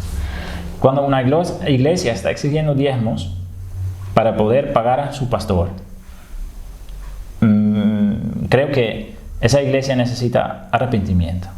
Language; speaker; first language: Spanish; non-native, fluent; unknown